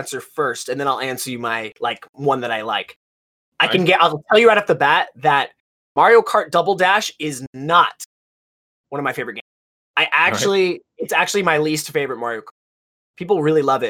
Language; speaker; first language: English; native; English